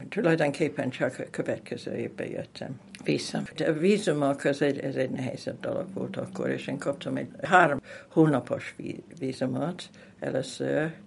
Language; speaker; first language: Hungarian; non-native, fluent; English